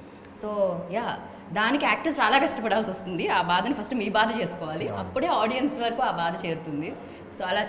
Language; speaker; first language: Telugu; native; Telugu